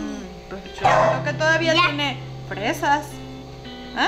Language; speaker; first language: Spanish; native; Spanish